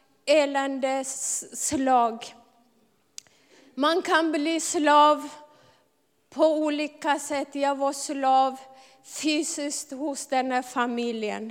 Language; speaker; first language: Swedish; non-native, fluent; Amharic